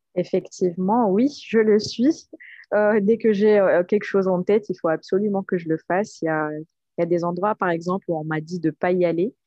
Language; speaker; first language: French; non-native, local second language; Arabic